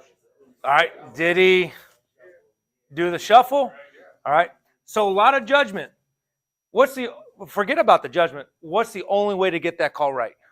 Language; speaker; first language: English; native; English